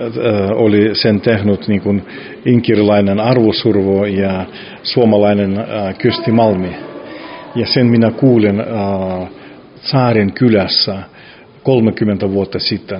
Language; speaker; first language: Finnish; non-native, fluent; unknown